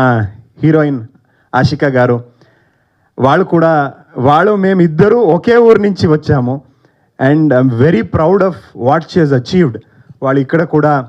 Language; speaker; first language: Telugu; non-native, learner; Kannada